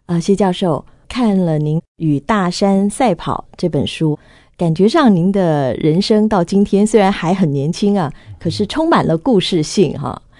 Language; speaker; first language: Chinese; native; Chinese